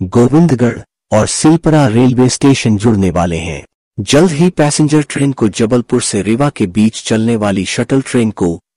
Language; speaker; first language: Hindi; native; Hindi